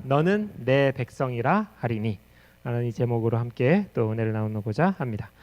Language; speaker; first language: Korean; native; Korean